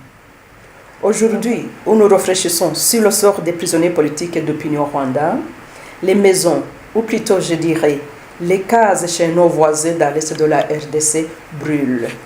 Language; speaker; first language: French; non-native, local second language; Kinyarwanda